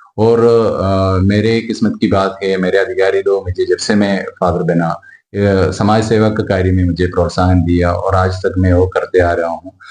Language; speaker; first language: Hindi; non-native, local second language; Malayalam